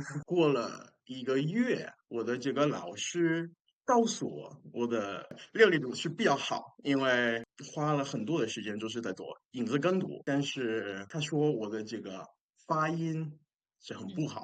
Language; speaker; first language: Chinese; non-native, fluent; English